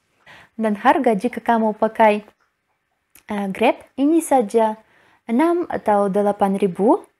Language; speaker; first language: Indonesian; non-native, learner; Russian